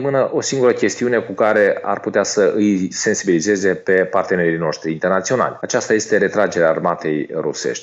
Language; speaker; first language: Romanian; native; Romanian